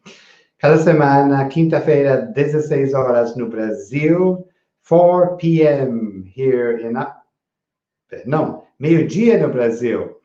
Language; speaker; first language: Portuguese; non-native, fluent; English